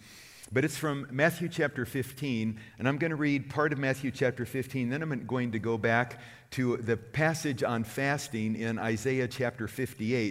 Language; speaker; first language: English; native; English